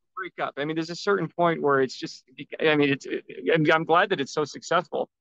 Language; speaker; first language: English; native; English